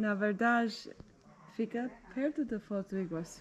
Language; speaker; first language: Portuguese; non-native, learner; English